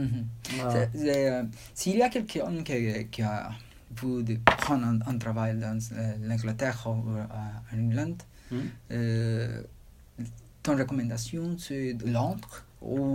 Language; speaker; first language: French; non-native, learner; Spanish